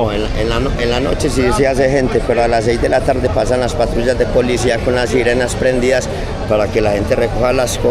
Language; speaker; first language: Spanish; native; Spanish